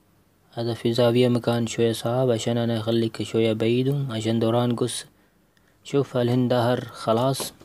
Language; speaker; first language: Arabic; non-native, learner; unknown